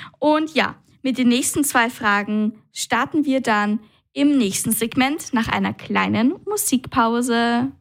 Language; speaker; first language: German; native; German